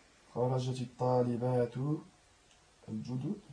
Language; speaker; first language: Arabic; non-native, learner; French